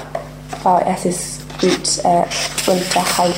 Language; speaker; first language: German; non-native, learner; English